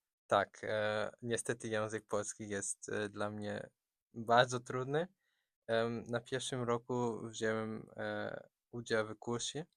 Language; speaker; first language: Polish; non-native, learner; German